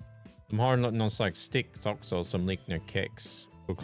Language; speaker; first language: Swedish; non-native, fluent; English